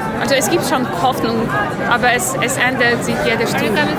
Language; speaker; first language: German; non-native, fluent; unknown